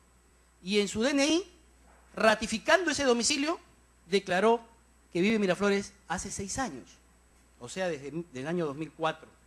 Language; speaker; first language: Spanish; native; Spanish